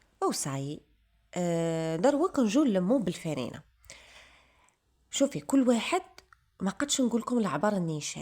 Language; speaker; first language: Arabic; native; Arabic